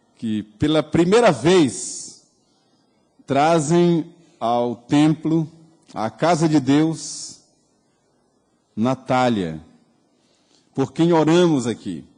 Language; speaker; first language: Portuguese; native; Portuguese